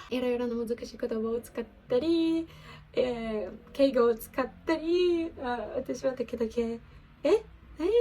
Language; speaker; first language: Japanese; non-native, fluent; Ukrainian